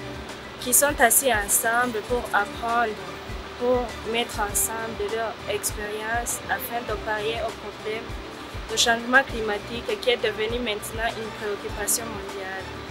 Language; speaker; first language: French; non-native, local second language; Rundi